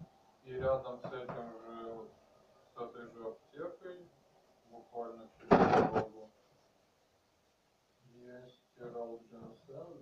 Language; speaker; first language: Russian; native; Russian